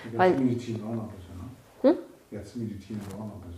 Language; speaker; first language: German; native; German